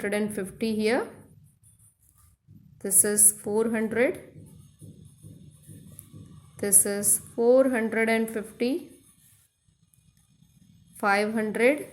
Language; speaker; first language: English; non-native, local second language; Hindi